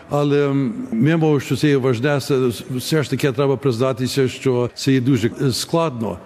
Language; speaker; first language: Ukrainian; early bilingual, heritage; Ukrainian